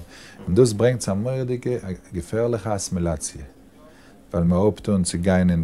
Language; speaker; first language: German; non-native, learner; Yiddish